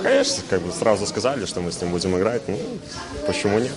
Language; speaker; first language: Russian; native; Russian